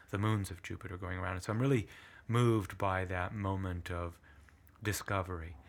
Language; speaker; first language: English; early bilingual, other home language; Italian